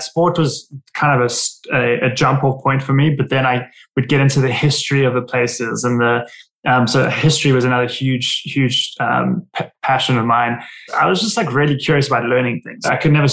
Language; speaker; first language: English; native; English